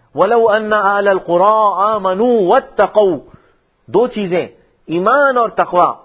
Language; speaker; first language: Urdu; non-native, local second language; Punjabi